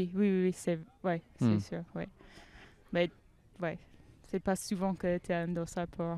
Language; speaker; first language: French; non-native, fluent; English